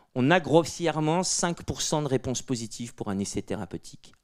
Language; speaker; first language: French; native; French